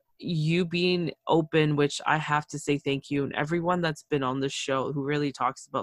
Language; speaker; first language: English; early bilingual, other home language; Spanish